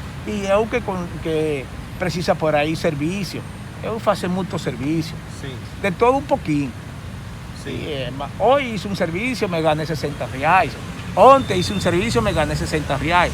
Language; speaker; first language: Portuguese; non-native, learner; Spanish